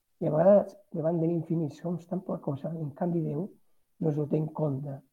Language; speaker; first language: Catalan; non-native, local second language; Spanish